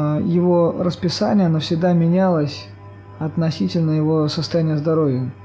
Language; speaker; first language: Russian; native; Russian